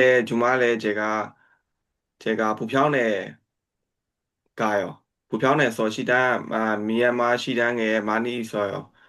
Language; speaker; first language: Korean; non-native, learner; Burmese